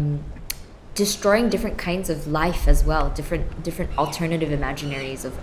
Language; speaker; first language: English; native; English